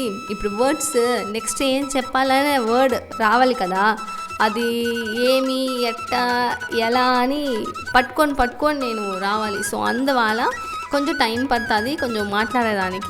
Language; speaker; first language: Telugu; non-native, learner; Tamil